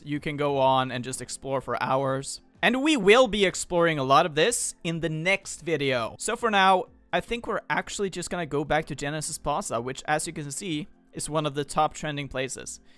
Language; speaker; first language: English; non-native, fluent; Swedish